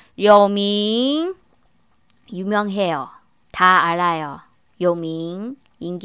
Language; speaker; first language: Korean; non-native, fluent; Chinese